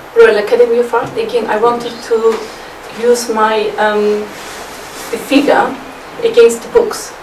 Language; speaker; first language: English; non-native, fluent; Turkish